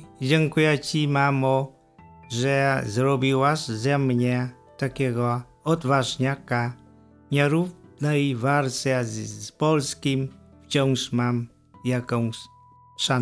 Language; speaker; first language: Polish; non-native, fluent; Vietnamese